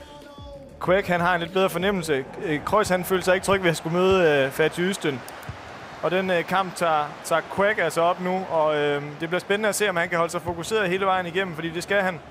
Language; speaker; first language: Danish; native; Danish